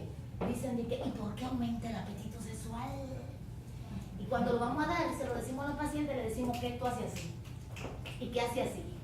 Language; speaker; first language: Spanish; native; Spanish